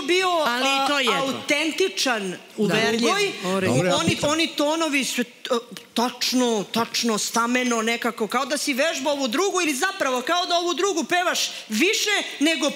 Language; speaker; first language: Serbian; native; Serbian